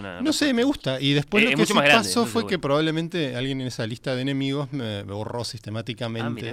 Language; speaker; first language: Spanish; native; Spanish